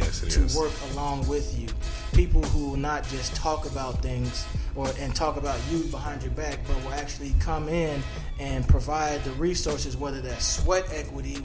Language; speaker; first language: English; native; English